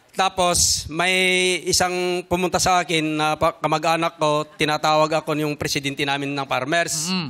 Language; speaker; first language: Filipino; non-native, local second language; Iloko